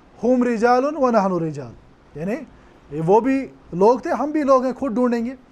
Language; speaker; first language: Urdu; non-native, local second language; Kashmiri